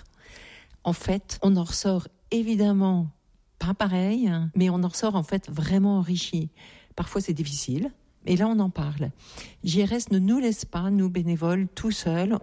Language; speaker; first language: French; native; French